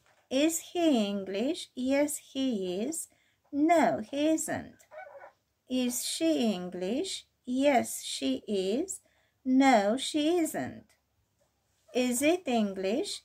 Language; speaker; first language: English; non-native, fluent; Romanian